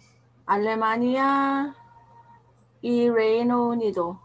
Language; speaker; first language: Spanish; non-native, learner; Korean